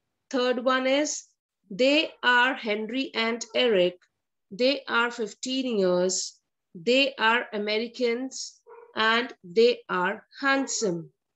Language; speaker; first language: English; non-native, local second language; Hindi